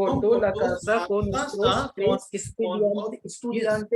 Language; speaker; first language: Spanish; non-native, learner; Hindi